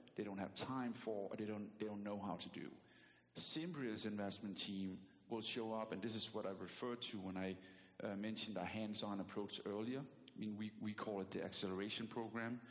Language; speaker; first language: English; non-native, fluent; Danish